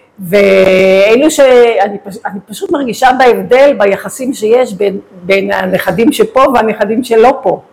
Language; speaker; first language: Hebrew; native; Hebrew